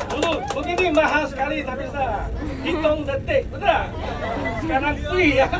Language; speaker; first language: Malay; non-native, local second language; Chinese